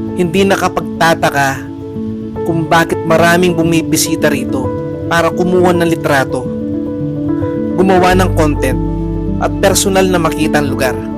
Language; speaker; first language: Filipino; non-native, local second language; Pampanga